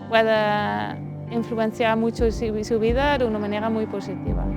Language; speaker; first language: Spanish; non-native, fluent; Dutch